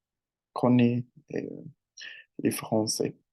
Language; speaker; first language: French; non-native, learner; Spanish